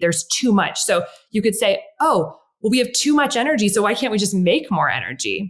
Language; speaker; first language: English; native; English